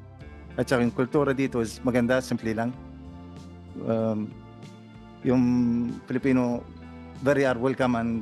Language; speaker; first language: Filipino; non-native, learner; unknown